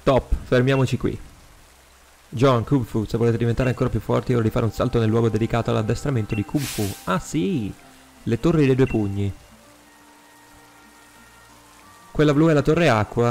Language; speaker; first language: Italian; native; Italian